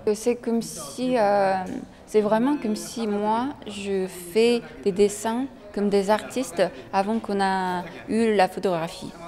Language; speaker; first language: French; non-native, fluent; Korean